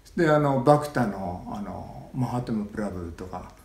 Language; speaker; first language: Japanese; native; Japanese